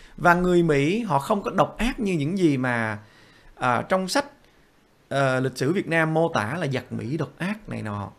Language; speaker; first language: Vietnamese; early bilingual, other home language; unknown